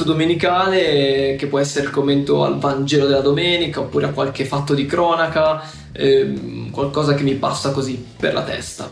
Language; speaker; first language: Italian; native; Italian